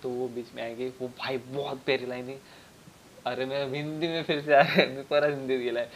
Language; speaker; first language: Hindi; non-native, local second language; Marathi